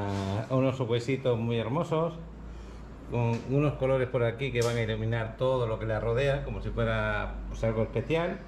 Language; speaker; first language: Spanish; native; Spanish